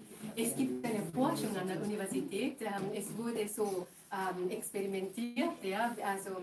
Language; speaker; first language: German; non-native, fluent; Japanese